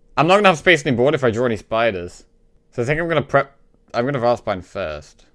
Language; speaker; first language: English; native; English